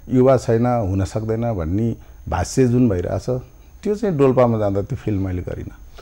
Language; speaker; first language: Nepali; native; Nepali